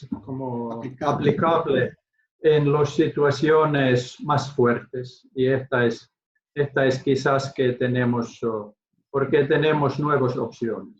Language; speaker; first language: Spanish; non-native, learner; Finnish